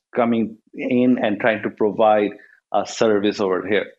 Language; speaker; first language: English; non-native, local second language; Bangla